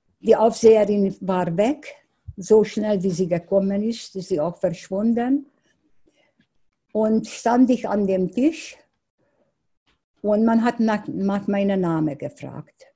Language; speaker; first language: German; non-native, fluent; Hungarian